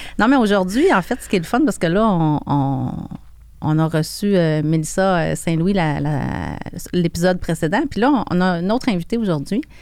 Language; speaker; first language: French; native; French